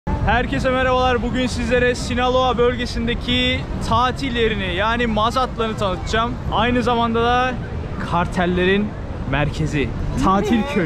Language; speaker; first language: Turkish; native; Turkish